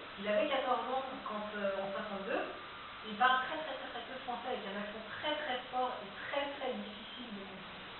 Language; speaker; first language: French; native; French